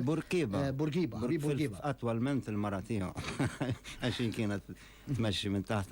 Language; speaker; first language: Maltese; non-native, fluent; Arabic